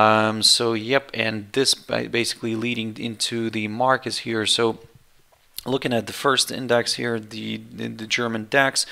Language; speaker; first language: English; non-native, fluent; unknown